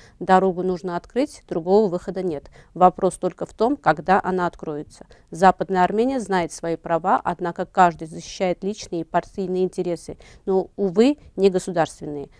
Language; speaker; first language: Russian; non-native, local second language; Armenian